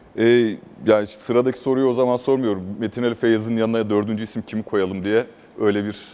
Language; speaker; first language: Turkish; native; Turkish